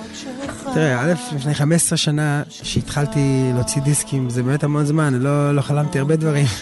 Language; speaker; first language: Hebrew; native; Hebrew